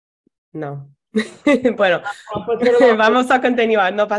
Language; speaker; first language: Spanish; non-native, fluent; English